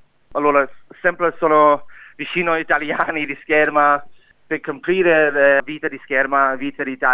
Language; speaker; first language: Italian; non-native, learner; English